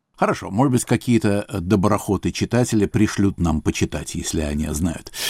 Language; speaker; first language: Russian; native; Russian